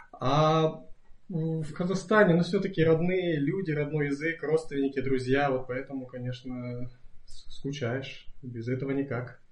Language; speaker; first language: Russian; native; Russian